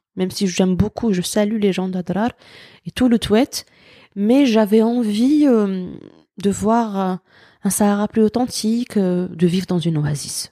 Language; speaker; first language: French; non-native, local second language; Berber languages